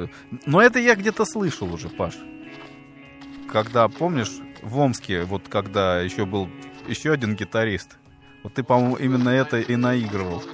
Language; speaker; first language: Russian; native; Russian